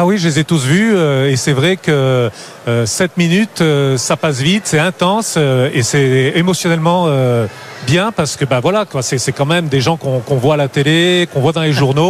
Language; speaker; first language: French; native; French